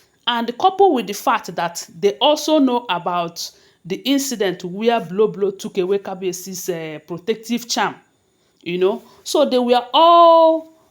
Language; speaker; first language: English; non-native, local second language; Yoruba